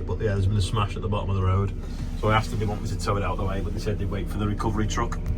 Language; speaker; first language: English; native; English